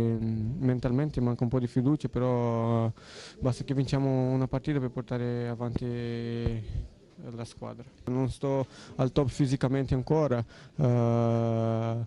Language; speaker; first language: Italian; non-native, fluent; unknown